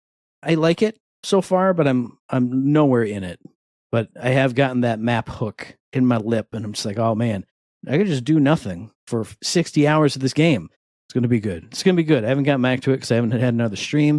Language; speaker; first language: English; native; English